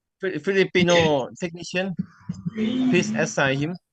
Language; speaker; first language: English; non-native, learner; Thai